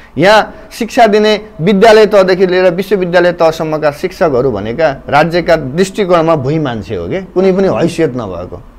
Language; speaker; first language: Nepali; native; Nepali